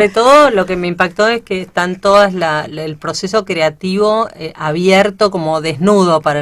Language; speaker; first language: Spanish; native; Spanish